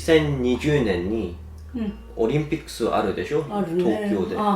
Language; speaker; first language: Japanese; early bilingual, heritage; English